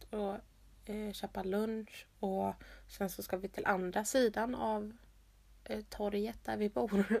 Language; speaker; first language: Swedish; native; Swedish